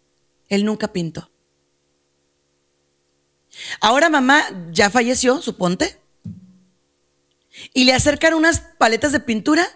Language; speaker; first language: Spanish; native; Spanish